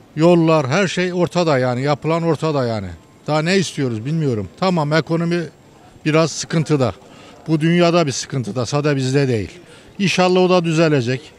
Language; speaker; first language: Turkish; native; Turkish